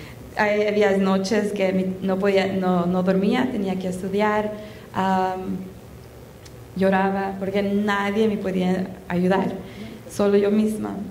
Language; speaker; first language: Spanish; early bilingual, heritage; Spanish